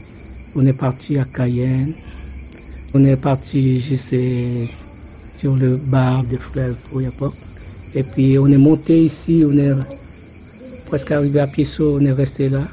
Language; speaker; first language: French; non-native, local second language; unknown